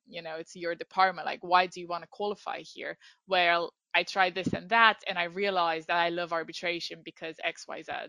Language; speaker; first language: English; non-native, fluent; Romanian